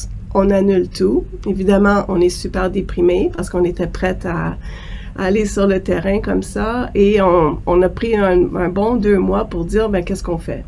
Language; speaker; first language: French; native; French